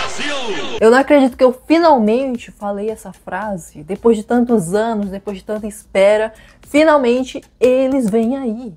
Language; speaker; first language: Portuguese; native; Portuguese